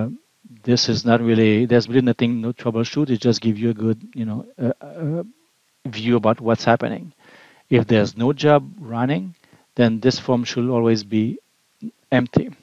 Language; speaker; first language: English; non-native, fluent; French